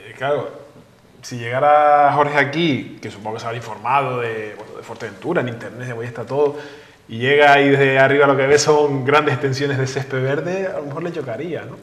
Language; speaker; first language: Spanish; native; Spanish